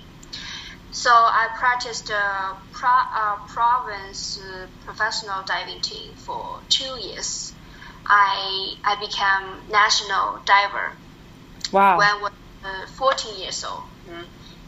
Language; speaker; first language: English; non-native, learner; Chinese